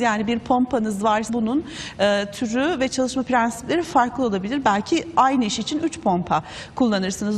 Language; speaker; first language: Turkish; native; Turkish